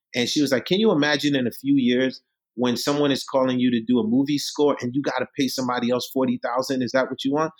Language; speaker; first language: English; early bilingual, other home language; Haitian Creole